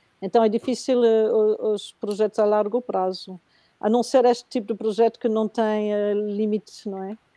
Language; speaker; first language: Portuguese; non-native, fluent; Spanish